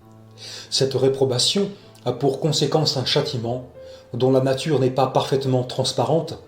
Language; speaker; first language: French; native; French